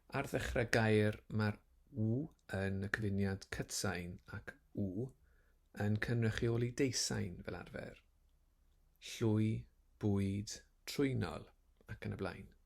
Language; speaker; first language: Welsh; native; Welsh